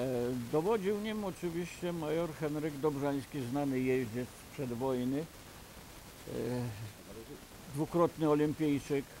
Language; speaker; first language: Polish; native; Polish